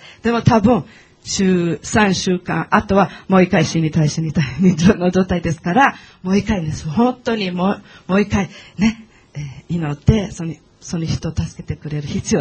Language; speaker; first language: Japanese; non-native, learner; English